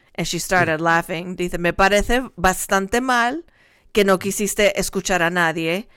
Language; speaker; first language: Spanish; early bilingual, heritage; Spanish